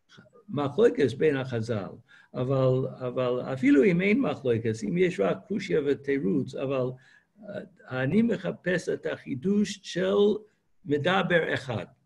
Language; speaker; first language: Hebrew; non-native, fluent; English